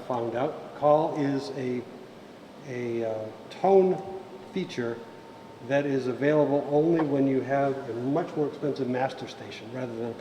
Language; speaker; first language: English; native; English